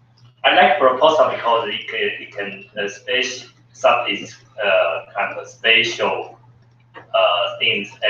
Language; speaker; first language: English; non-native, learner; Chinese